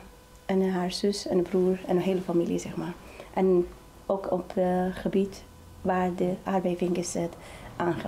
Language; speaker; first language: Dutch; non-native, fluent; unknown